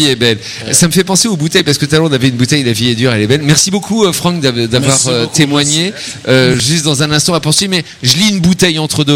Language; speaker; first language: French; native; French